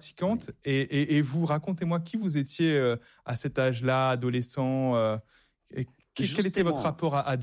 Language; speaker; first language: French; native; French